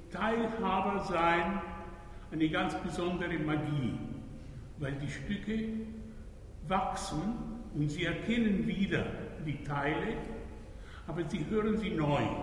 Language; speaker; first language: German; non-native, fluent; Spanish